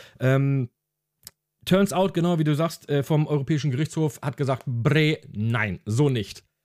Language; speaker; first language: German; early bilingual, other home language; Hungarian